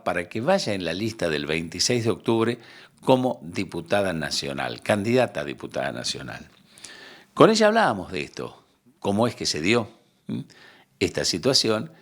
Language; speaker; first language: Spanish; native; Spanish